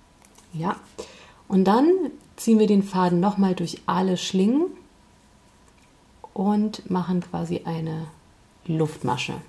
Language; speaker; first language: German; native; German